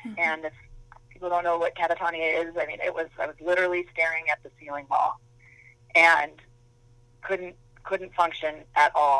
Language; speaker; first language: English; native; English